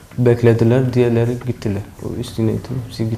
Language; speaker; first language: Turkish; non-native, learner; Kurdish